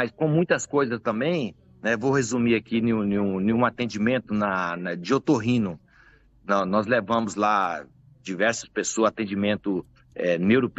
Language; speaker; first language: Portuguese; native; Portuguese